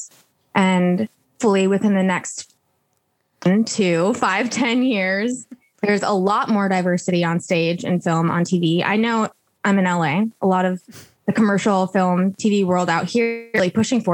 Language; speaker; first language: English; native; English